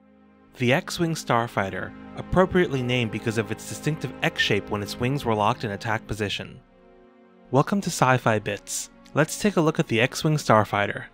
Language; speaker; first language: English; native; English